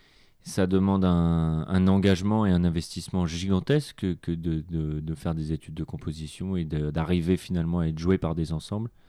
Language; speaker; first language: French; native; French